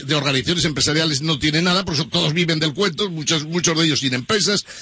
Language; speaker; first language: Spanish; native; Spanish